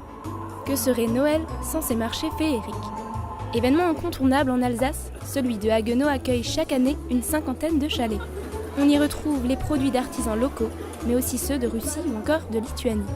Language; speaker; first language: French; native; French